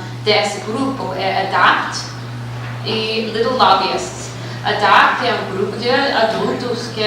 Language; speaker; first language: Portuguese; non-native, fluent; English